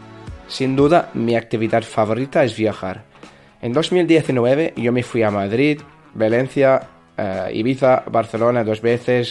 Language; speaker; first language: Spanish; non-native, learner; English